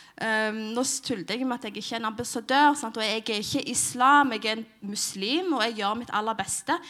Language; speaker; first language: Norwegian; early bilingual, other home language; Somali